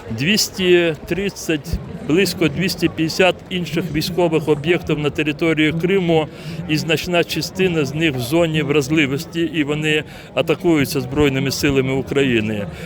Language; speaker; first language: Ukrainian; non-native, local second language; Crimean Tatar